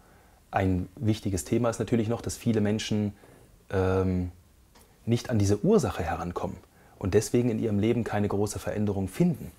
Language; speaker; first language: German; native; German